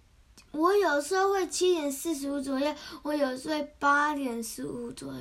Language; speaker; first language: Chinese; early bilingual, heritage; Chinese